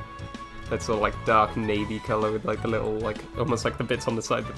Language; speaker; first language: English; native; English